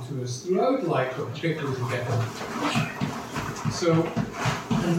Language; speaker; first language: English; native; English